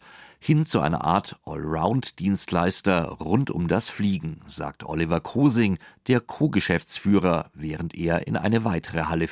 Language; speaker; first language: German; native; German